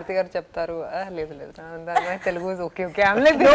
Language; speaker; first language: Telugu; non-native, fluent; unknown